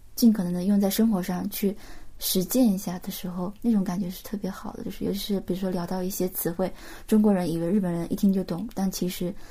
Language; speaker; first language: Chinese; native; Chinese